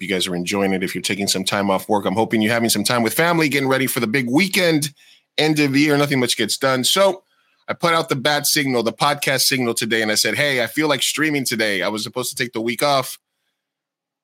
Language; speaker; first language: English; native; English